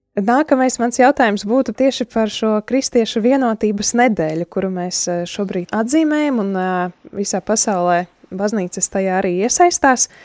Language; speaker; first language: Latvian; native; Latvian